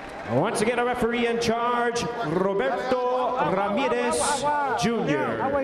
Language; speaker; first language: English; early bilingual, other home language; Spanish